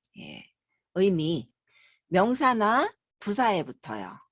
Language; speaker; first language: Korean; native; Korean